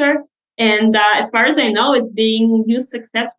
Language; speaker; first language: English; non-native, fluent; Russian